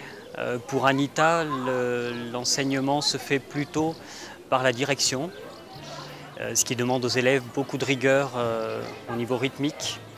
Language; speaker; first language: French; native; French